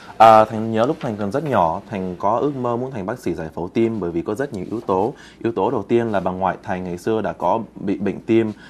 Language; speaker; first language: Vietnamese; early bilingual, heritage; Vietnamese